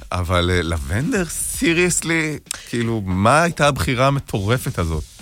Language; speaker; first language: Hebrew; native; Hebrew